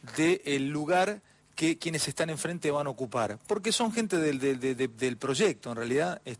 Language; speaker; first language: Spanish; native; Spanish